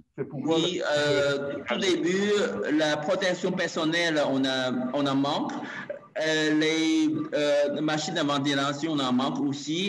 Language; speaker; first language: French; non-native, learner; Chinese